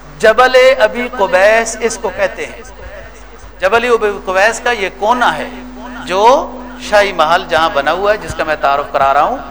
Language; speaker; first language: Urdu; native; Urdu